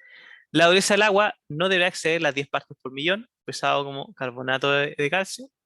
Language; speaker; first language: Spanish; native; Spanish